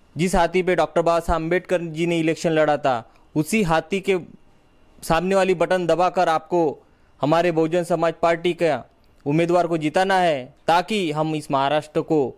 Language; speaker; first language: Hindi; non-native, local second language; Marathi